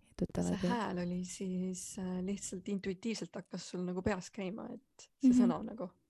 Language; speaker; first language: Estonian; native; Estonian